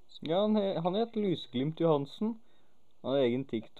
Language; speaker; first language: Norwegian; native; Norwegian